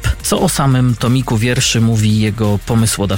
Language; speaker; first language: Polish; native; Polish